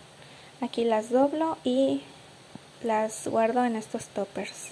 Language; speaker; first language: Spanish; native; Spanish